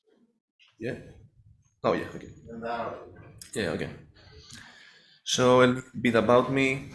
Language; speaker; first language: English; non-native, fluent; Greek